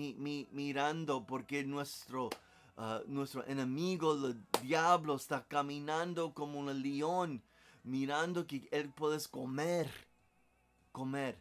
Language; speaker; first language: Spanish; non-native, learner; English